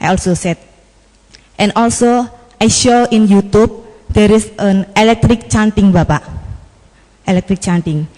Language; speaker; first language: English; non-native, learner; Indonesian